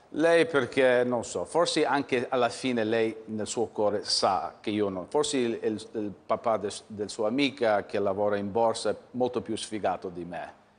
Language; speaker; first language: Italian; early bilingual, heritage; English